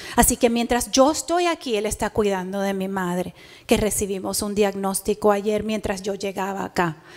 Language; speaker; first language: Spanish; early bilingual, heritage; Spanish